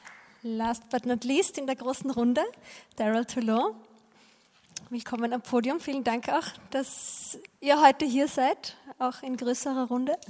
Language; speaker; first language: German; native; German